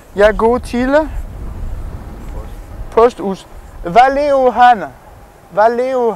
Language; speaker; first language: Danish; non-native, learner; French